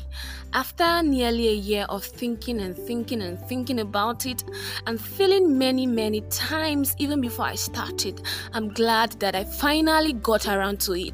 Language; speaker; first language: English; non-native, local second language; Yoruba